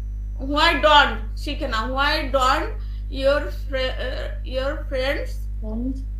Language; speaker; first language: English; non-native, learner; Bangla